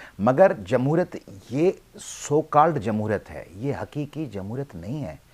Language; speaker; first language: Urdu; non-native, local second language; Sindhi